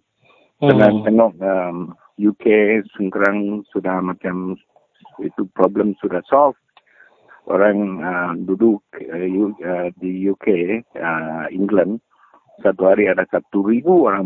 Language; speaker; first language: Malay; non-native, local second language; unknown